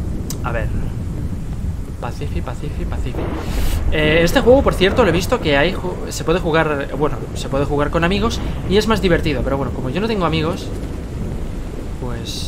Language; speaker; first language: Spanish; native; Spanish